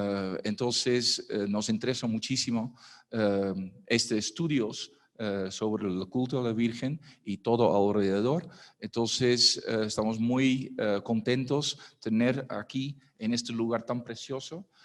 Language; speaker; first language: Spanish; non-native, fluent; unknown